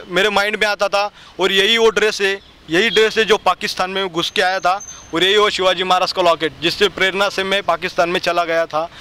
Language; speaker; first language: Hindi; non-native, local second language; Marathi